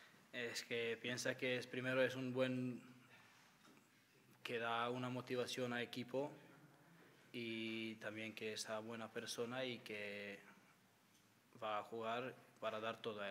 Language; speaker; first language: Spanish; non-native, learner; Macedonian